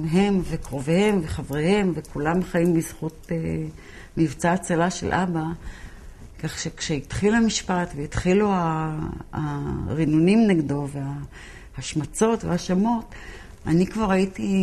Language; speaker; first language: Hebrew; early bilingual, other home language; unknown